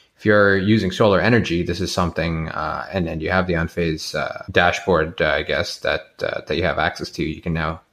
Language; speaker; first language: English; native; English